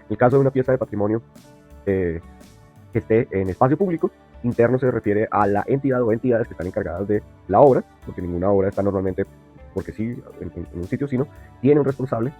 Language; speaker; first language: Spanish; native; Spanish